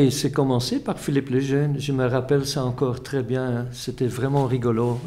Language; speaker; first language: French; non-native, fluent; Dutch